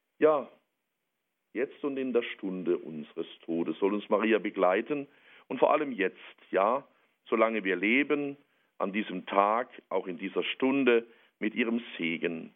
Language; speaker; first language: German; native; German